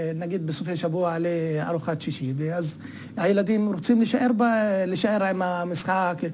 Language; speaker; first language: Hebrew; non-native, local second language; Arabic